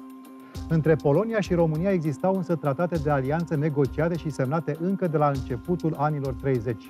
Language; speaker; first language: Romanian; native; Romanian